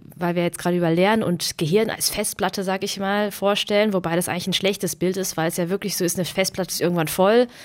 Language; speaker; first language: German; native; German